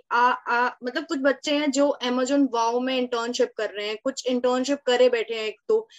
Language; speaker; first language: Hindi; native; Hindi